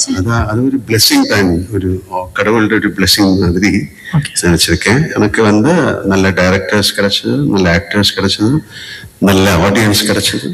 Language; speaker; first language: Tamil; non-native, fluent; Malayalam